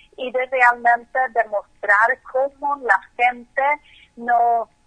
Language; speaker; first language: Spanish; non-native, fluent; Swedish